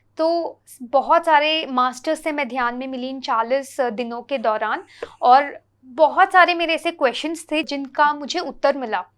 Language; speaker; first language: Hindi; non-native, local second language; Telugu